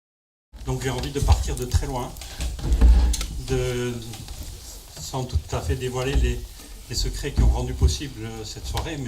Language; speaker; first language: French; native; French